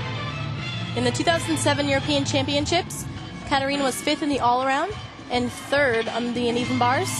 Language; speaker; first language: English; native; English